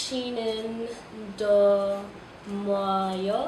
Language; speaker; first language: Korean; non-native, learner; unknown